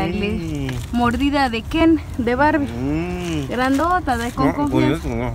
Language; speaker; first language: Spanish; native; Spanish